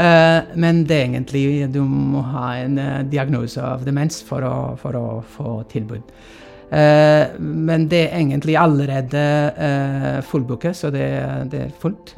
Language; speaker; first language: Norwegian; non-native, fluent; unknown